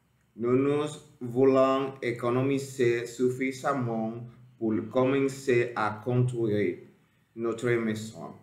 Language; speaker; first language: French; non-native, learner; Spanish